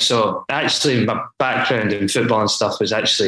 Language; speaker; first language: English; native; English